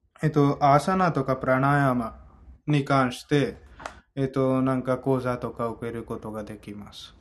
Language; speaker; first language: Japanese; non-native, learner; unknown